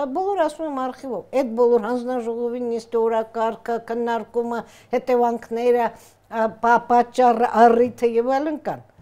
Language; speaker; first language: Armenian; native; Armenian